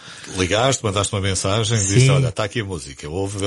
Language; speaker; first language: Portuguese; native; Portuguese